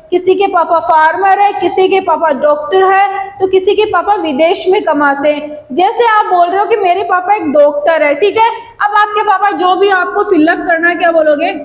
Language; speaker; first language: Hindi; native; Hindi